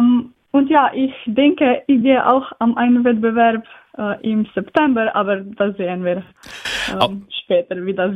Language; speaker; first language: German; non-native, learner; Slovenian